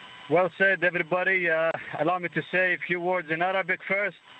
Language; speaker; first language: English; non-native, fluent; Arabic